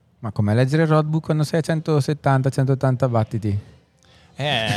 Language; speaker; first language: Italian; native; Italian